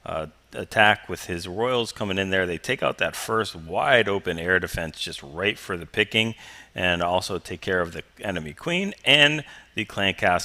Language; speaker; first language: English; native; English